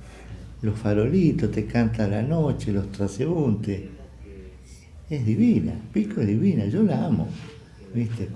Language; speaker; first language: Spanish; native; Spanish